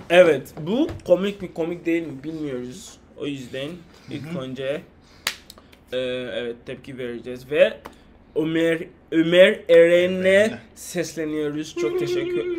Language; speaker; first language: Turkish; non-native, fluent; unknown